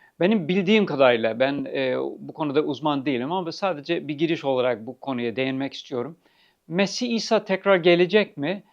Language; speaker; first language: Turkish; non-native, fluent; English